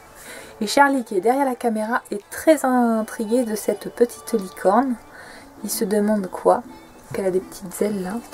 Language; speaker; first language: French; native; French